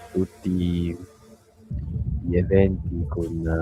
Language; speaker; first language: Italian; native; Italian